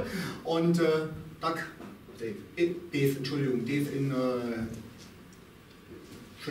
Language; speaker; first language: German; native; German